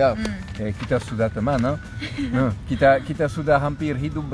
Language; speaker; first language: Indonesian; non-native, fluent; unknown